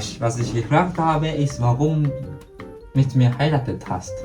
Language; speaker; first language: German; non-native, learner; Japanese